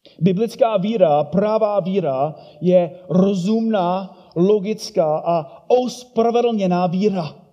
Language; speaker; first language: Czech; non-native, fluent; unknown